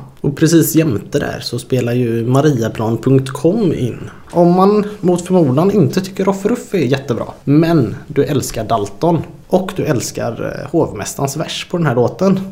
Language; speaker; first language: Swedish; native; Swedish